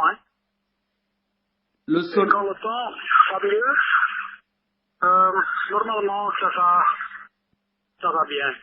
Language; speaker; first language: French; non-native, local second language; Dutch